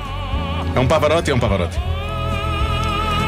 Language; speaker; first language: Portuguese; native; Portuguese